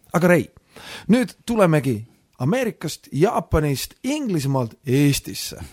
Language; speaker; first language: Estonian; native; Estonian